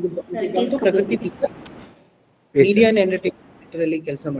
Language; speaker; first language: Kannada; non-native, local second language; Malayalam